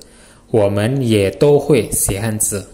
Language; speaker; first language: Chinese; non-native, fluent; Indonesian